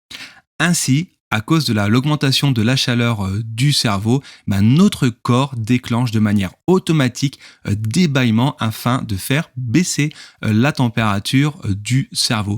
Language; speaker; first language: French; native; French